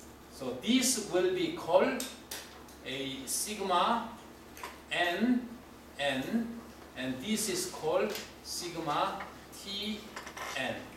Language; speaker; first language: English; non-native, fluent; Korean